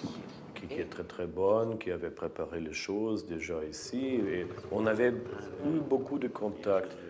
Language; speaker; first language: French; non-native, fluent; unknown